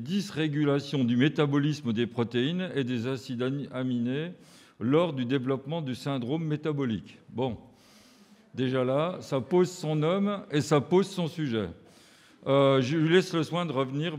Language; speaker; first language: French; native; French